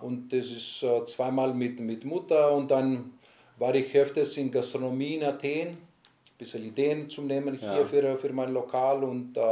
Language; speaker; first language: German; non-native, learner; Greek